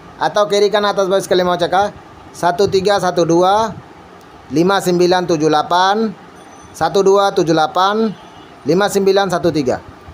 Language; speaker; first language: Malay; non-native, learner; Bangla